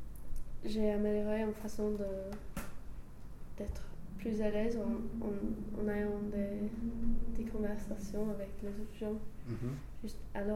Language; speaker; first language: French; non-native, fluent; English